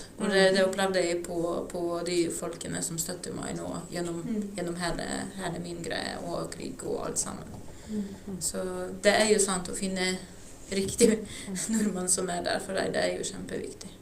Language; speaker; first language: Norwegian; non-native, fluent; Ukrainian